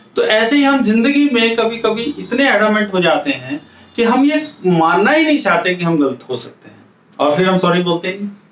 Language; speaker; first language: Hindi; native; Hindi